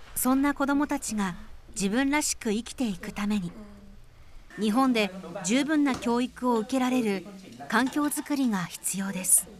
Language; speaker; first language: Japanese; native; Japanese